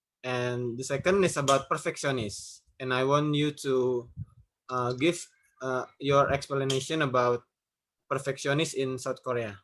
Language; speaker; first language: English; non-native, learner; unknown